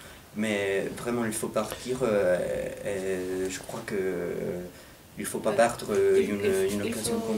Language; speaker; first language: French; non-native, fluent; Italian